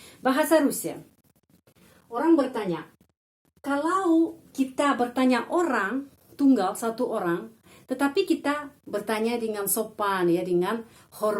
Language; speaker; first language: Indonesian; non-native, fluent; Russian